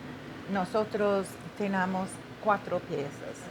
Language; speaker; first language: Spanish; non-native, learner; English